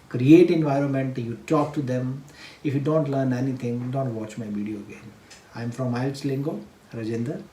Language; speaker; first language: English; non-native, local second language; Hindi